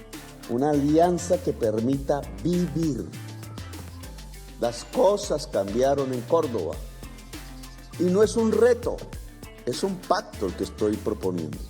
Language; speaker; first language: Spanish; native; Spanish